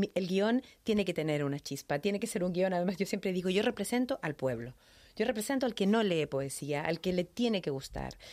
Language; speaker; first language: Spanish; native; Spanish